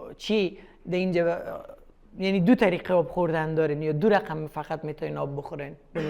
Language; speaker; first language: Persian; native; Persian